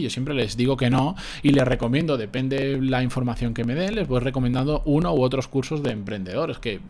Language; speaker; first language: Spanish; native; Spanish